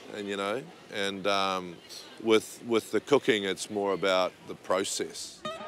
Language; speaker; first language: English; native; English